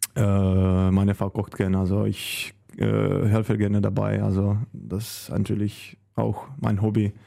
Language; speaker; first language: German; non-native, fluent; Czech